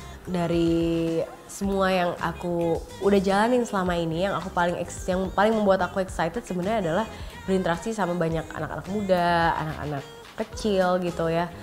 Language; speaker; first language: Indonesian; early bilingual, heritage; Indonesian